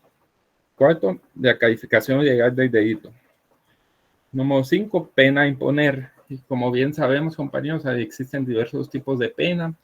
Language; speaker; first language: Spanish; native; Spanish